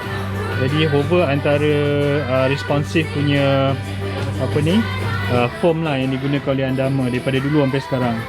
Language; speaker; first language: Malay; native; Malay